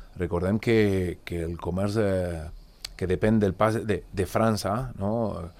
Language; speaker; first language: Catalan; non-native, fluent; Spanish